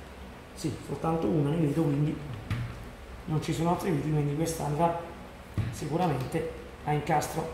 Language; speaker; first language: Italian; native; Italian